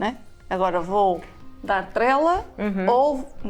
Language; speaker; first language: Portuguese; native; Portuguese